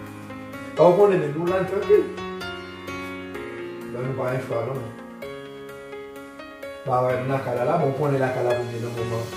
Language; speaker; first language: French; non-native, learner; Haitian Creole